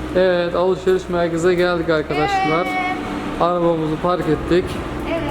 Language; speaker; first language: Turkish; native; Turkish